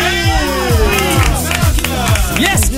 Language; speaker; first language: French; native; French